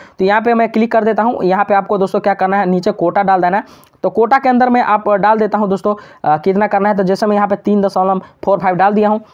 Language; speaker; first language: Hindi; native; Hindi